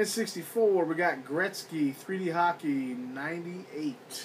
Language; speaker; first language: English; native; English